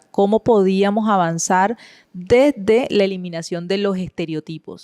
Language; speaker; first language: Spanish; native; Spanish